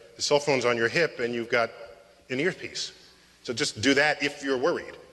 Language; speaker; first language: English; native; English